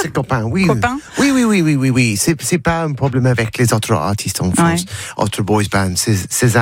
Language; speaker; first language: French; non-native, learner; English